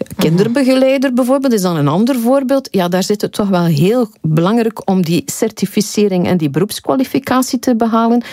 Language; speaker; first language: Dutch; native; Dutch